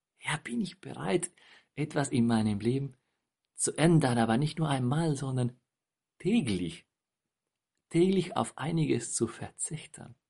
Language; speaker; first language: German; non-native, fluent; Spanish